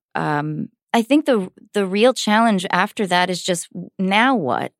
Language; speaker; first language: English; native; English